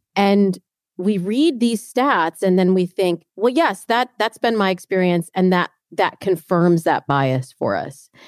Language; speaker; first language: English; native; English